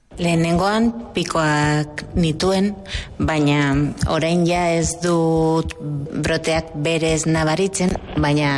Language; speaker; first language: Basque; non-native, local second language; Spanish